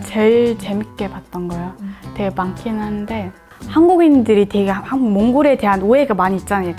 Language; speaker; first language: Korean; non-native, fluent; Mongolian